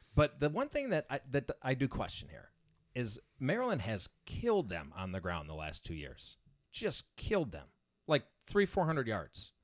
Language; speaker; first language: English; native; English